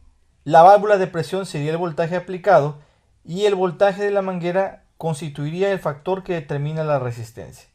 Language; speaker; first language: Spanish; native; Spanish